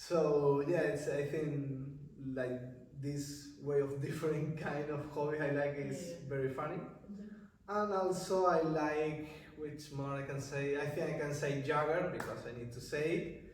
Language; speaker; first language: English; non-native, learner; Spanish